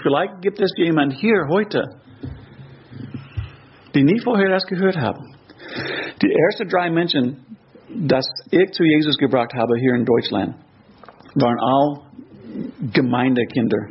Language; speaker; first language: German; non-native, fluent; English